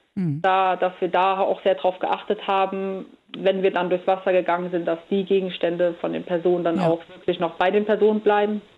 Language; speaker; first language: German; native; German